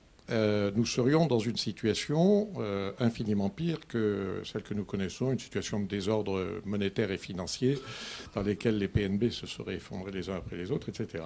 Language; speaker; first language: French; native; French